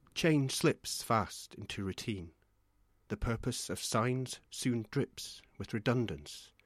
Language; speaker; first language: English; native; English